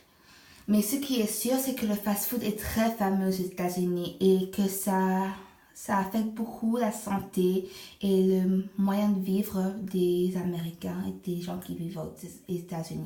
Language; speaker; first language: French; non-native, fluent; English